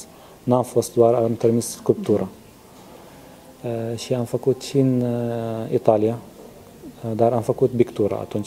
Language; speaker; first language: Romanian; non-native, learner; Arabic